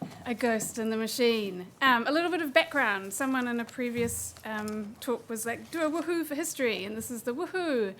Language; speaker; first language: English; native; English